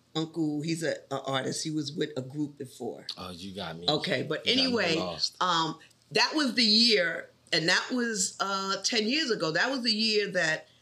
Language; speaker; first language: English; native; English